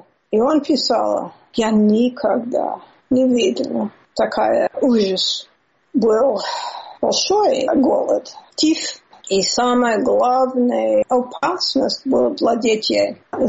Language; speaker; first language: Russian; non-native, fluent; English